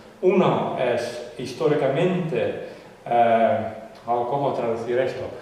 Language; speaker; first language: Spanish; non-native, fluent; Western Frisian